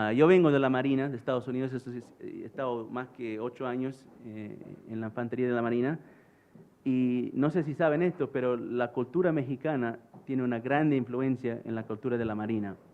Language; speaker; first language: Spanish; early bilingual, heritage; English